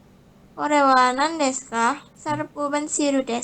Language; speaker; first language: Japanese; non-native, learner; Indonesian